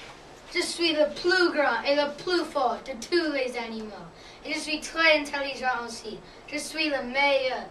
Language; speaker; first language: French; non-native, learner; English